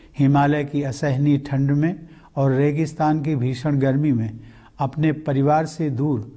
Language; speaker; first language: Hindi; native; Hindi